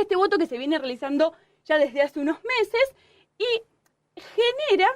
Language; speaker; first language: Spanish; native; Spanish